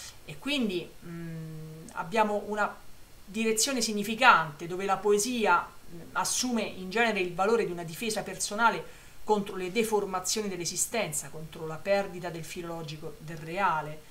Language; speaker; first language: Italian; native; Italian